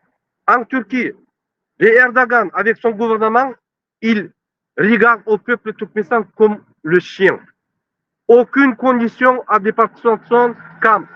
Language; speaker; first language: French; non-native, learner; Turkmen